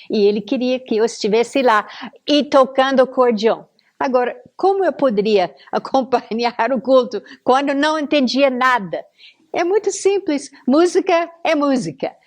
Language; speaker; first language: Portuguese; non-native, fluent; English